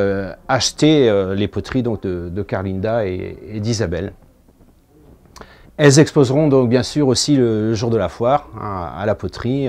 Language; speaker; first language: French; native; French